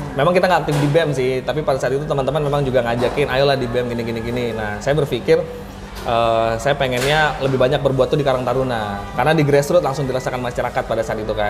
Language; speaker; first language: Indonesian; native; Indonesian